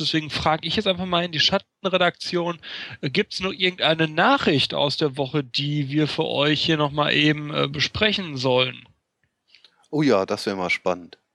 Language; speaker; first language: German; native; German